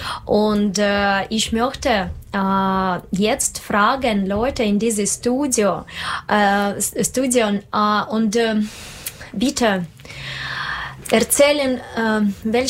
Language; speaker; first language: German; non-native, learner; Russian